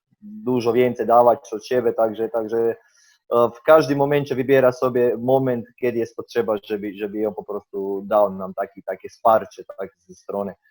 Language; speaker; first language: Polish; non-native, fluent; Croatian